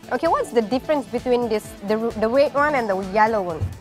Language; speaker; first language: English; non-native, local second language; Malay